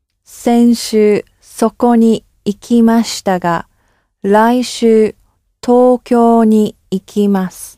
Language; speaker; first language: Japanese; non-native, learner; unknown